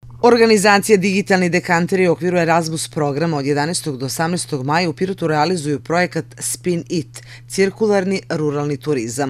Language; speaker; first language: Serbian; native; Serbian